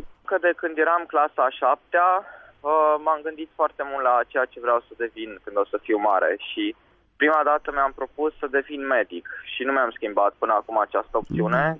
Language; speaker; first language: Romanian; native; Romanian